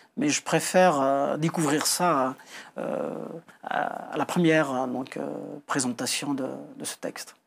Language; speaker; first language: French; non-native, local second language; Kabyle